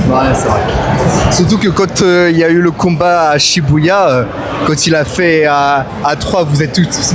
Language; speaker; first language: French; native; French